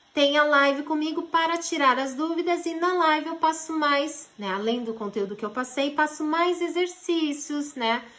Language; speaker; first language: Portuguese; early bilingual, heritage; Japanese